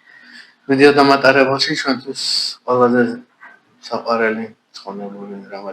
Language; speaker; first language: Georgian; native; Georgian